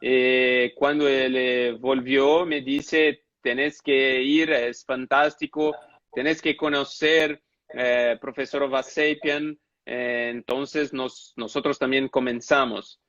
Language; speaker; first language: Spanish; non-native, fluent; Portuguese